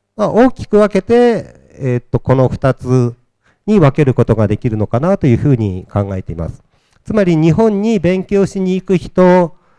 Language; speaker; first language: Japanese; native; Japanese